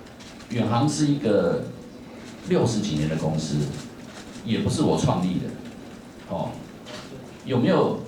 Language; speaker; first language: Chinese; native; Chinese